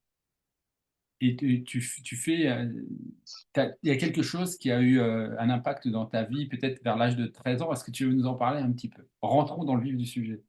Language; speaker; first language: French; native; French